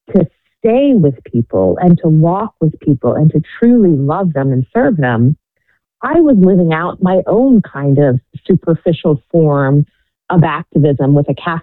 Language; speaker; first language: English; native; English